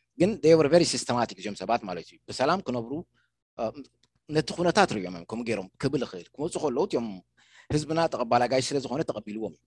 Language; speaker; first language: Tigrinya; non-native, local second language; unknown